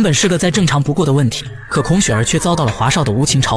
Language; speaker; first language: Chinese; native; Chinese